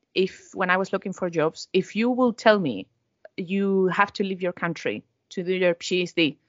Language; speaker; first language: English; non-native, fluent; Spanish